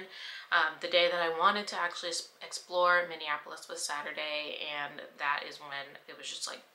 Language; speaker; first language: English; native; English